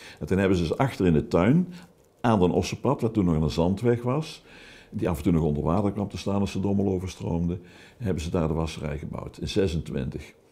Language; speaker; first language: Dutch; native; Dutch